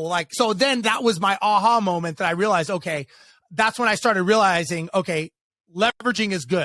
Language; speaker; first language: English; native; English